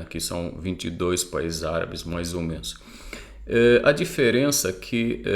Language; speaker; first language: Portuguese; non-native, fluent; Arabic